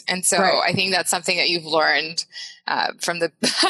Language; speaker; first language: English; non-native, fluent; Spanish